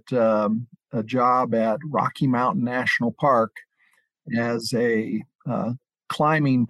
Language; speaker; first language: English; native; English